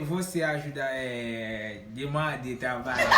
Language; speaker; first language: Portuguese; non-native, learner; Haitian Creole